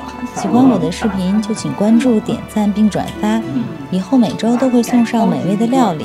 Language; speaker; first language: Chinese; native; Chinese